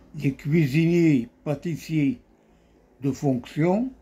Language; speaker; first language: French; non-native, local second language; Arabic